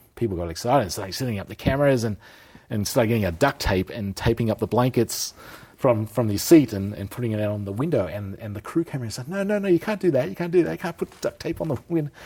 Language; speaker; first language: English; native; English